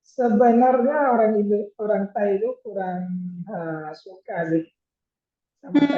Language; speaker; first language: Indonesian; non-native, fluent; Thai